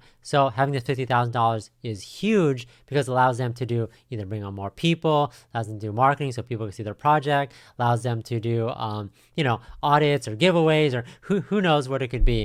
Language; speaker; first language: English; native; English